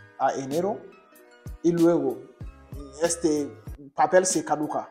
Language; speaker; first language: Spanish; non-native, learner; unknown